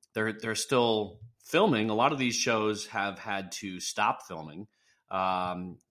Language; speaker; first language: English; native; English